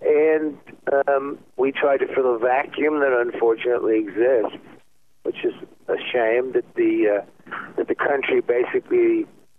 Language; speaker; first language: English; native; English